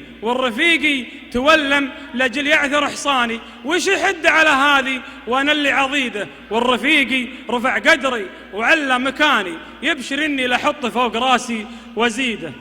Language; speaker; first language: Arabic; native; Arabic